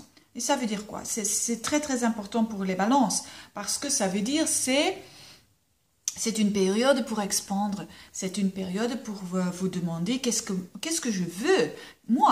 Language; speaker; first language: French; non-native, local second language; Dutch